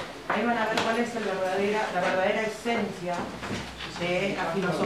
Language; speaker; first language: Spanish; native; Spanish